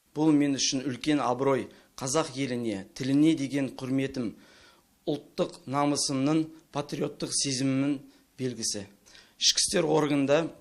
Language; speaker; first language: Kazakh; non-native, local second language; Azerbaijani